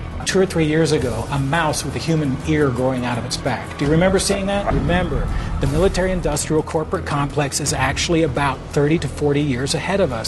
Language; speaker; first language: English; native; English